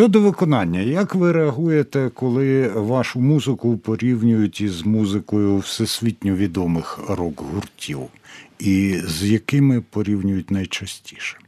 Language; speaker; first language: Ukrainian; native; Ukrainian